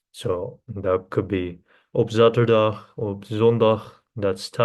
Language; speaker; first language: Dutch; non-native, learner; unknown